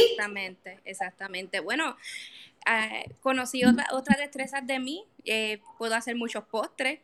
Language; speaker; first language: Spanish; native; Spanish